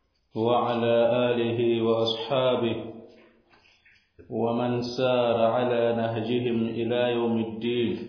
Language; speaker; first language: Arabic; non-native, fluent; Swahili